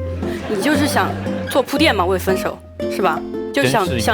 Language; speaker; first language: Chinese; native; Chinese